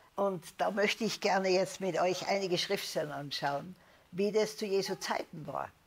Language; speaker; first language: German; native; German